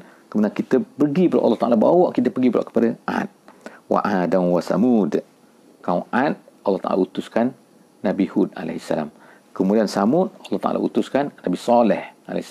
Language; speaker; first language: Malay; native; Malay